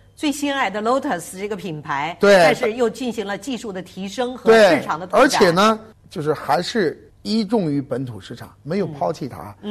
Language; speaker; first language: Chinese; native; Chinese